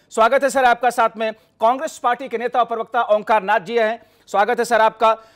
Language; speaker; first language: Hindi; native; Hindi